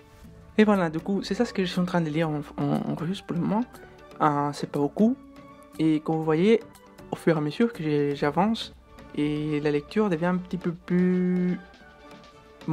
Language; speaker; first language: French; non-native, fluent; Spanish